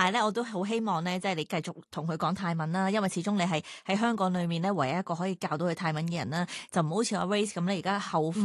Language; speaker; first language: Cantonese; native; Cantonese